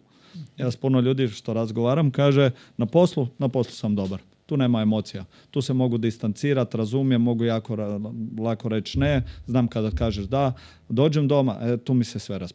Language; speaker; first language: Croatian; native; Croatian